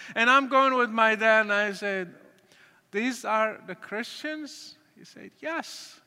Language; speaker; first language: English; non-native, fluent; Arabic